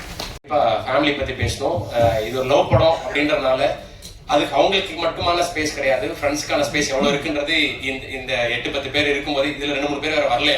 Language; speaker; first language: Tamil; native; Tamil